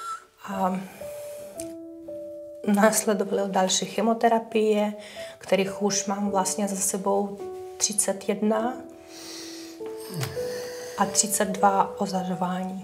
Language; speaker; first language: Czech; non-native, fluent; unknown